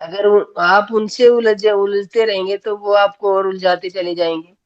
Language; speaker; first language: Hindi; native; Hindi